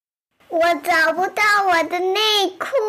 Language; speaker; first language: Chinese; early bilingual, heritage; Chinese